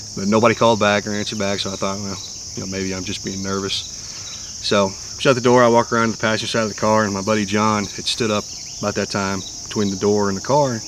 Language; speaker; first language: English; native; English